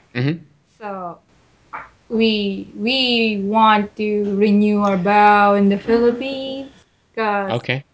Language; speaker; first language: English; non-native, local second language; Filipino